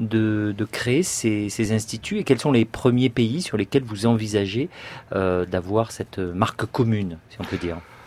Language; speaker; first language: French; native; French